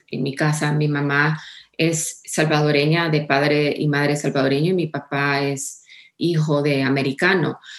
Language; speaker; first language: Spanish; early bilingual, heritage; Spanish